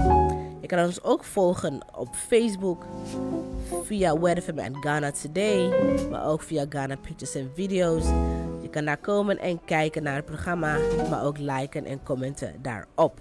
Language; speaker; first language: Dutch; non-native, fluent; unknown